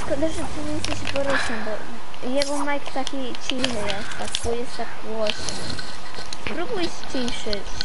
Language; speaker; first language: Polish; early bilingual, heritage; Polish